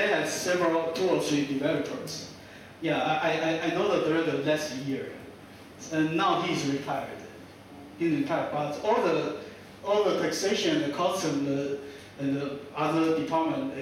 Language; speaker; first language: English; non-native, fluent; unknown